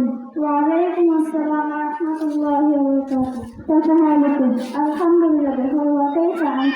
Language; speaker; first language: Arabic; non-native, learner; Bangla